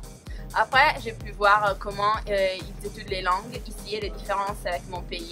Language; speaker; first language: French; non-native, fluent; Italian